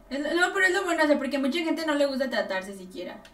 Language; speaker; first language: Spanish; native; Spanish